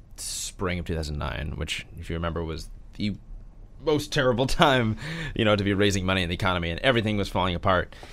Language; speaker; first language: English; native; English